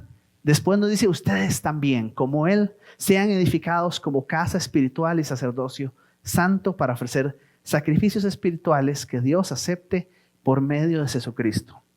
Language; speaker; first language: Spanish; native; Spanish